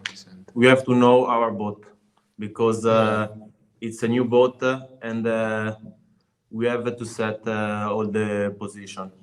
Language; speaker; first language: English; non-native, learner; Italian